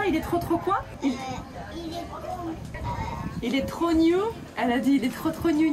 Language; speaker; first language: French; native; French